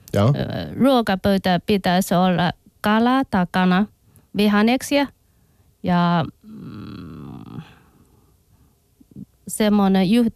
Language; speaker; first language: Finnish; non-native, learner; Chinese